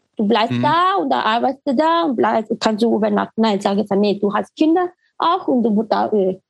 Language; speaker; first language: German; non-native, learner; Spanish